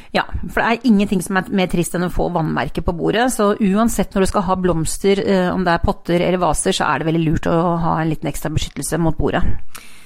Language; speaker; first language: Norwegian; native; Norwegian